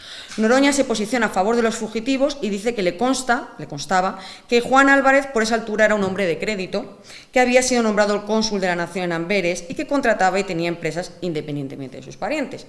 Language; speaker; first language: Spanish; native; Spanish